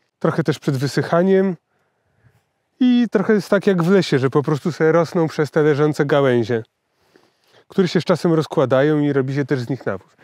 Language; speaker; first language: Polish; native; Polish